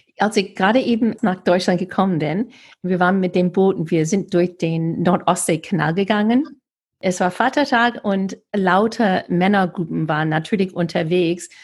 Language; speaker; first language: German; non-native, fluent; English